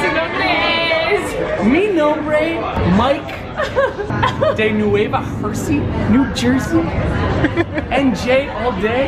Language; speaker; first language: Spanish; non-native, learner; English